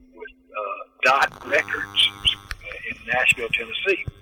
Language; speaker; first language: English; native; English